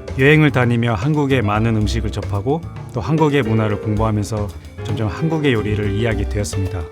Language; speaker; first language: Korean; native; Korean